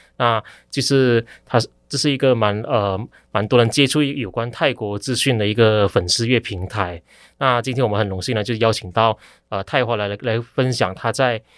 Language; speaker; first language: Chinese; native; Chinese